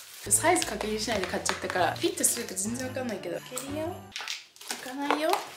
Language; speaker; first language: Japanese; native; Japanese